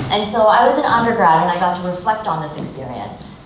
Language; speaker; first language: English; native; English